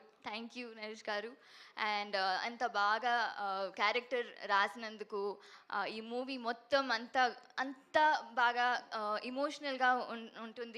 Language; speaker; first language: Telugu; non-native, fluent; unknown